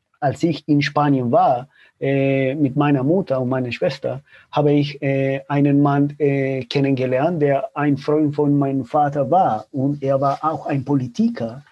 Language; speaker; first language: German; non-native, fluent; Spanish